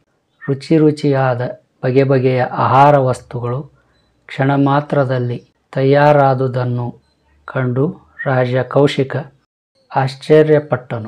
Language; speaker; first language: Kannada; native; Kannada